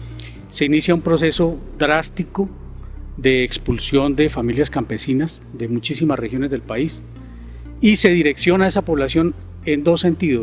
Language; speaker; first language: Spanish; native; Spanish